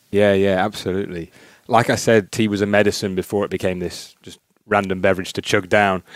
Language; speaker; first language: English; native; English